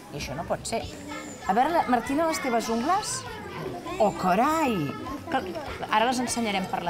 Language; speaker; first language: Catalan; native; Catalan